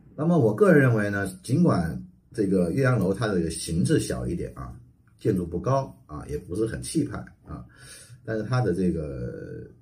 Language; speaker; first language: Chinese; native; Chinese